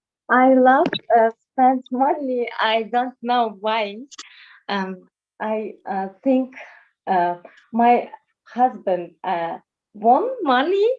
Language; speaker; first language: English; non-native, learner; Russian